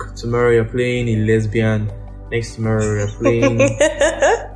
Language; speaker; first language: English; non-native, local second language; Yoruba